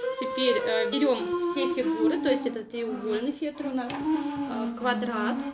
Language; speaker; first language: Russian; non-native, local second language; Bashkir